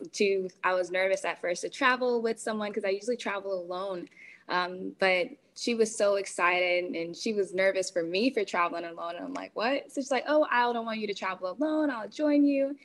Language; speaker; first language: English; native; English